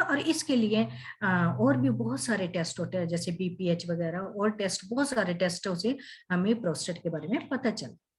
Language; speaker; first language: Hindi; native; Hindi